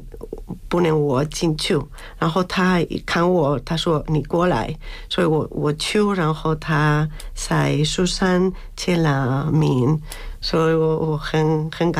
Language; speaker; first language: Chinese; non-native, learner; Spanish